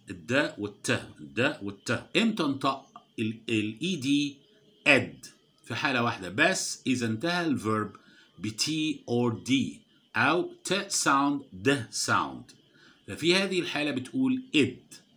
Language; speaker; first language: Arabic; native; Arabic